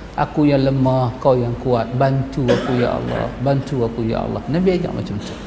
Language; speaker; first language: Malay; native; Malay